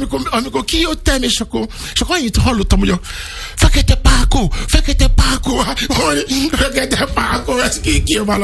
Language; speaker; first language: Hungarian; non-native, learner; Yoruba